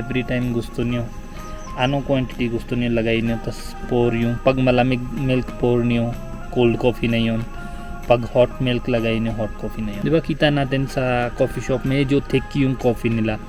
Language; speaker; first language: Filipino; non-native, learner; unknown